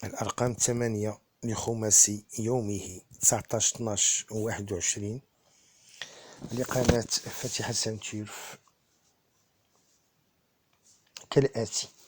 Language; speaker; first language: Arabic; native; Arabic